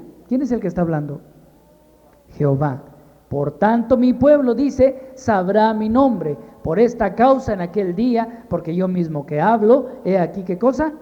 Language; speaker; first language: Spanish; native; Spanish